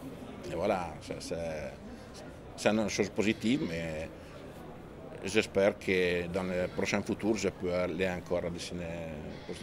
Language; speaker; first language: French; non-native, fluent; Italian